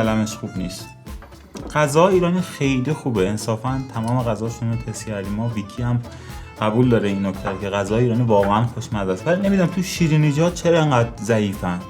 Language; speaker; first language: Persian; native; Persian